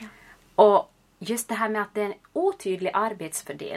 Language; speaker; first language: Swedish; native; Swedish